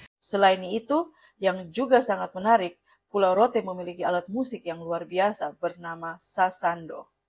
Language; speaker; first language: Indonesian; non-native, fluent; Russian